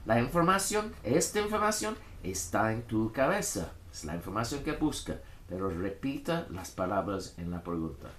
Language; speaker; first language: Spanish; non-native, fluent; English